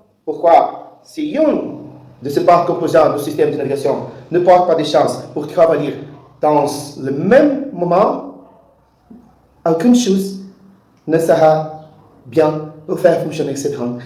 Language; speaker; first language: French; non-native, learner; Portuguese